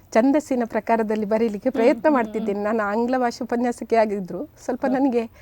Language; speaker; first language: Kannada; native; Kannada